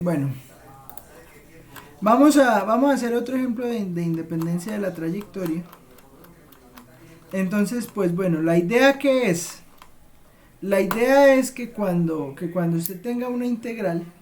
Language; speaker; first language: Spanish; native; Spanish